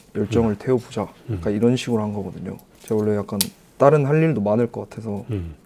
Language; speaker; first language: Korean; native; Korean